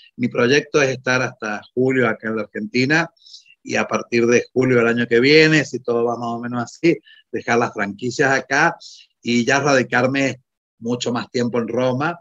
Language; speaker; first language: Spanish; non-native, fluent; Italian